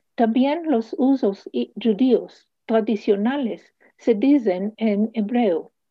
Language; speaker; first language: Spanish; early bilingual, heritage; Hebrew